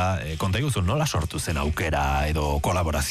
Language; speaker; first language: Basque; native; Basque